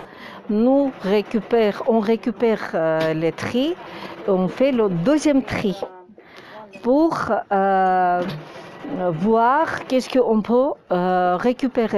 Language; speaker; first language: French; non-native, fluent; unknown